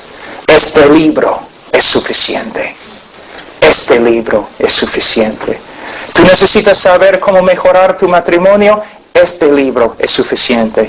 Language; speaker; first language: Spanish; non-native, fluent; English